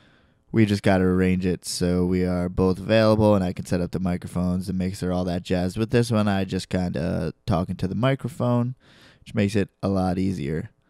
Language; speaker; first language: English; native; English